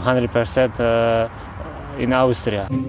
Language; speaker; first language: German; non-native, learner; English